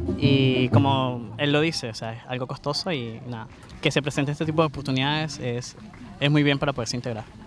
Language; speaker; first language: Spanish; native; Spanish